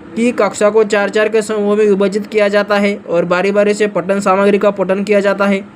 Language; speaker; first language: Hindi; non-native, local second language; Marathi